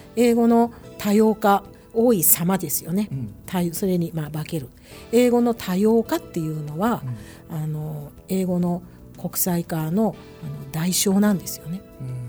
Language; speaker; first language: Japanese; native; Japanese